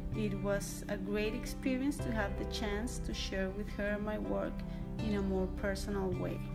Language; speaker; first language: English; non-native, fluent; Spanish